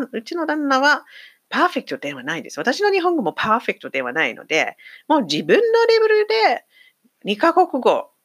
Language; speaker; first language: Japanese; non-native, fluent; English